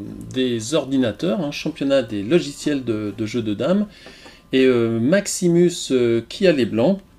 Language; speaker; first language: French; native; French